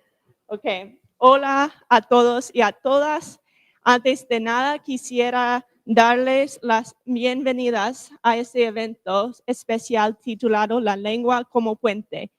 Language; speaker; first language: Spanish; non-native, fluent; English